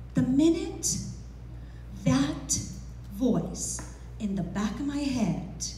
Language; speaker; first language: English; non-native, fluent; Romanian